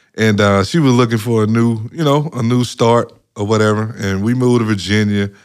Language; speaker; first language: English; native; English